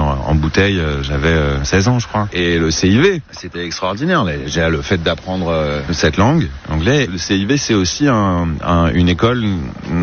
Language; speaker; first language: French; native; French